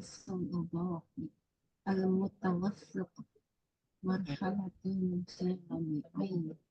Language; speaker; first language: Arabic; non-native, learner; Indonesian